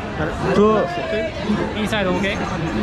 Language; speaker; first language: English; non-native, learner; Japanese